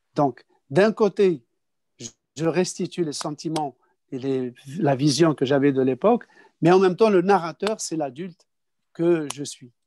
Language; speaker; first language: French; non-native, local second language; Kabyle